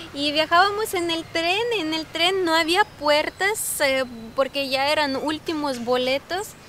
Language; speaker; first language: Spanish; non-native, fluent; Ukrainian